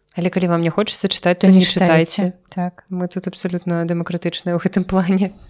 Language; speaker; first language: Belarusian; non-native, local second language; Russian